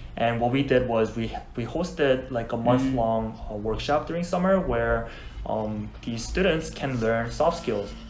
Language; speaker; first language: English; non-native, fluent; Korean